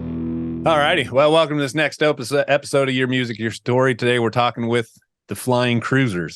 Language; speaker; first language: English; native; English